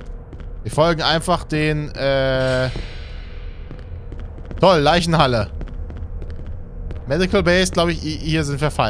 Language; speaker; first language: German; native; German